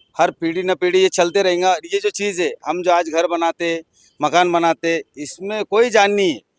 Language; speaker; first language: Hindi; non-native, local second language; Urdu